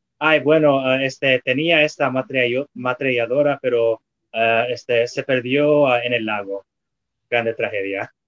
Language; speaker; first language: Spanish; non-native, fluent; English